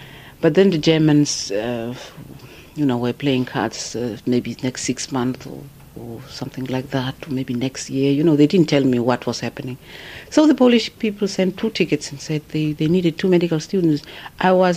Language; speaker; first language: English; non-native, fluent; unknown